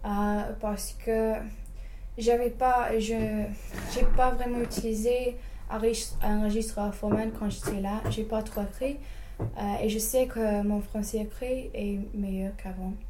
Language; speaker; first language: French; non-native, fluent; English